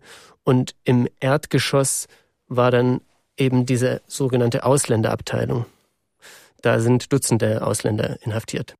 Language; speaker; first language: German; native; German